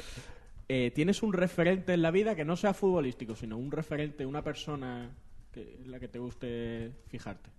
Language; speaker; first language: Spanish; native; Spanish